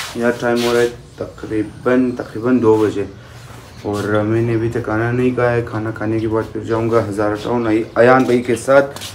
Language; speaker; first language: Urdu; non-native, local second language; Hazaragi